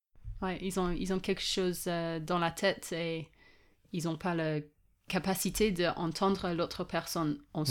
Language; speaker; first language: French; non-native, fluent; English